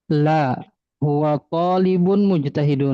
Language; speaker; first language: Arabic; non-native, fluent; Indonesian